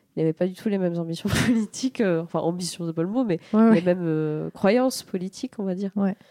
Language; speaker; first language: French; native; French